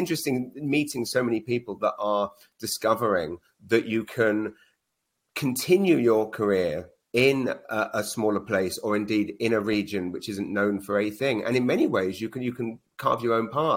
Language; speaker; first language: English; native; English